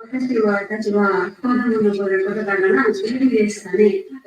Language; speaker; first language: Japanese; non-native, learner; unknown